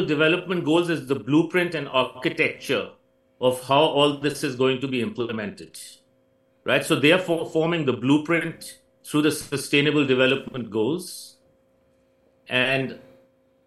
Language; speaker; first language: English; non-native, local second language; Hindi